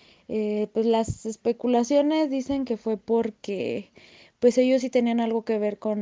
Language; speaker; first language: Spanish; native; Spanish